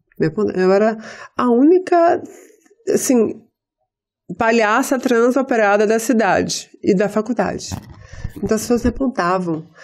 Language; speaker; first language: Portuguese; native; Portuguese